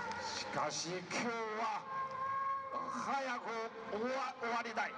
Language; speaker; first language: Japanese; non-native, learner; Chinese